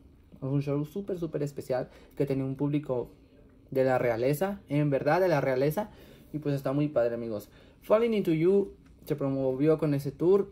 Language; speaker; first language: Spanish; native; Spanish